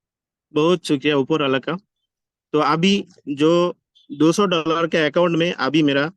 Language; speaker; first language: Hindi; non-native, learner; Bangla